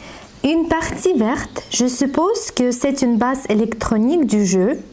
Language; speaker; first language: French; non-native, learner; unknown